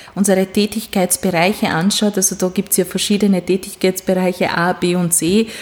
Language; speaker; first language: German; non-native, fluent; Hungarian